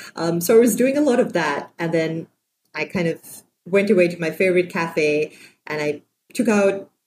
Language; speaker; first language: English; non-native, local second language; Sinhala